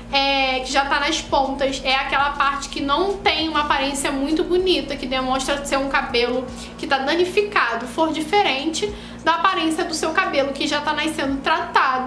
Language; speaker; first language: Portuguese; native; Portuguese